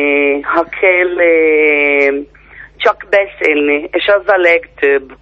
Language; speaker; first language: Hungarian; early bilingual, heritage; Hebrew